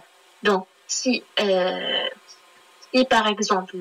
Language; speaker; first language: French; non-native, learner; Arabic